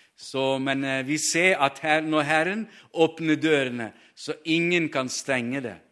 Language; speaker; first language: Norwegian; non-native, fluent; Ukrainian